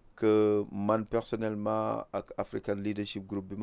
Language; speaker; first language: French; non-native, local second language; Wolof